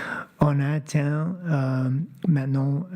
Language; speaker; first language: French; non-native, fluent; English